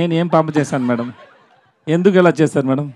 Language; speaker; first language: Telugu; non-native, learner; Tamil